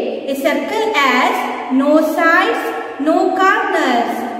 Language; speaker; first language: English; non-native, local second language; Kannada